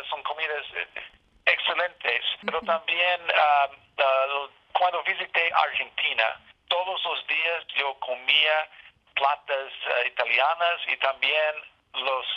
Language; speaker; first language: Spanish; non-native, learner; English